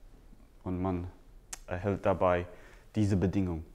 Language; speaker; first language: German; non-native, fluent; English